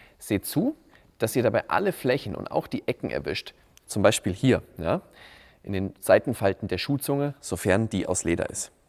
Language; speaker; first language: German; native; German